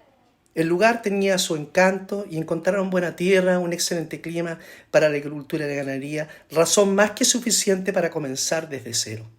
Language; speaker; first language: Spanish; native; Spanish